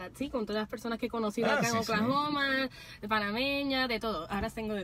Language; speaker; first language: Spanish; native; Spanish